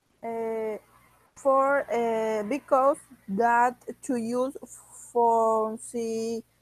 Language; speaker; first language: English; non-native, learner; Spanish